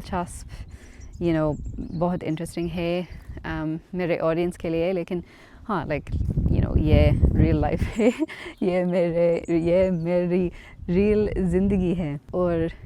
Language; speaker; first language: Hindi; non-native, learner; English